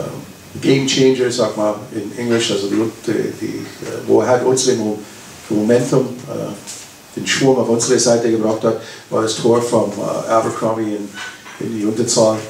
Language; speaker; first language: German; non-native, fluent; English